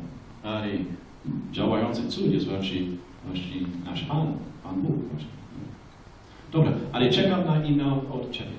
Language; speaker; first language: Polish; non-native, fluent; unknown